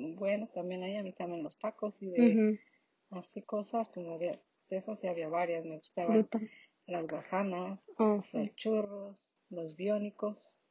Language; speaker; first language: Spanish; native; Spanish